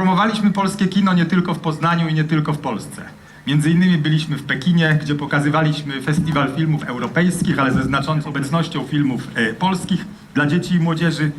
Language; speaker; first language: Polish; native; Polish